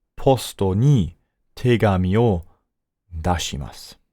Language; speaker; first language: Japanese; non-native, learner; English